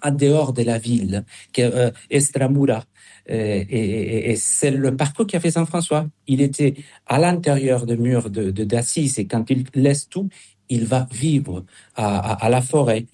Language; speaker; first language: French; non-native, fluent; Spanish